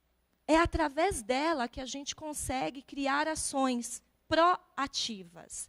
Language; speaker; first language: Portuguese; native; Portuguese